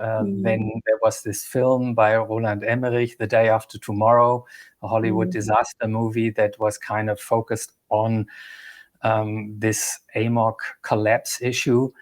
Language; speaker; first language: English; non-native, fluent; German